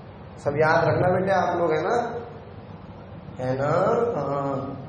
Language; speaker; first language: Hindi; native; Hindi